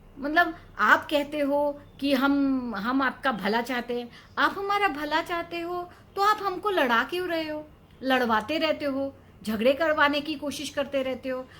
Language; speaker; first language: Hindi; non-native, local second language; Bangla